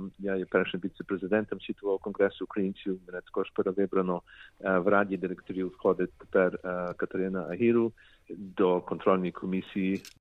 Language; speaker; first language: Ukrainian; early bilingual, heritage; Ukrainian